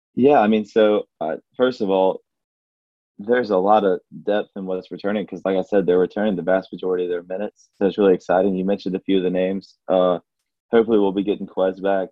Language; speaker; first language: English; native; English